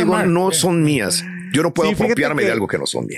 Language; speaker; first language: Spanish; native; Spanish